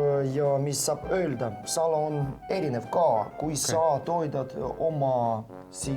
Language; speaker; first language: Estonian; non-native, fluent; Russian